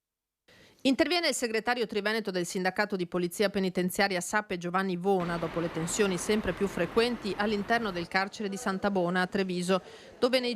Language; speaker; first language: Italian; native; Italian